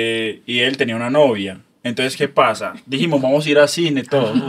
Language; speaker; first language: Spanish; native; Spanish